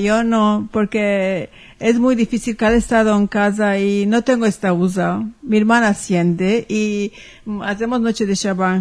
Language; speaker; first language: Spanish; early bilingual, heritage; Ladino